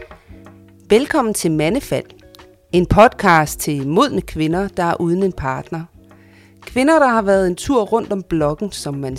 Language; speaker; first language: Danish; native; Danish